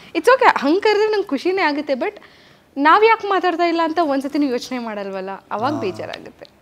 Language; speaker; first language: Kannada; native; Kannada